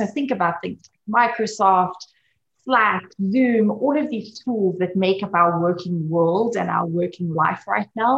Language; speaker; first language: English; native; English